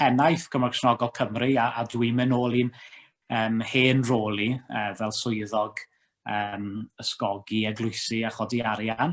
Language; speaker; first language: Welsh; native; Welsh